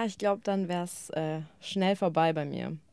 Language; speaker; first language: German; native; German